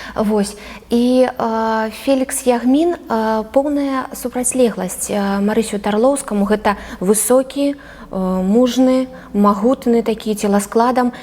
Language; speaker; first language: Belarusian; native; Belarusian